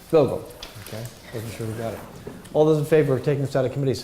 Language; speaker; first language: English; native; English